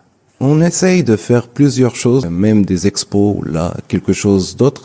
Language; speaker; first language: French; non-native, local second language; Arabic